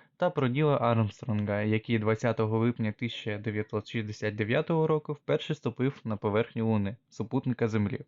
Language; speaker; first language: Ukrainian; native; Ukrainian